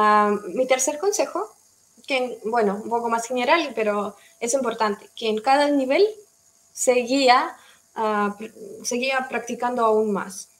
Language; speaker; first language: Spanish; non-native, fluent; Russian